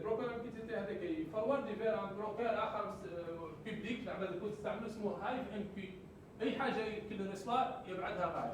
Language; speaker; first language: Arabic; native; Arabic